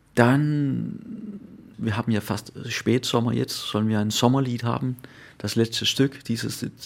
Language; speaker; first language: German; non-native, learner; Danish